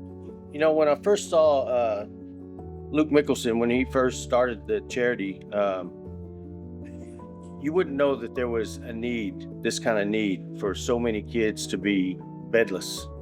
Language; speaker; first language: English; native; English